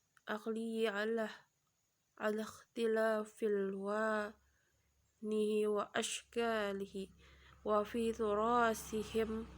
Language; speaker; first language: Arabic; non-native, learner; Indonesian